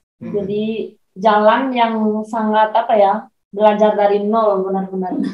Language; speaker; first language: Indonesian; non-native, fluent; Spanish